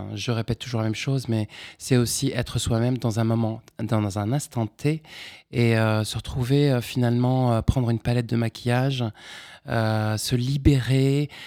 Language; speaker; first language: French; non-native, local second language; Arabic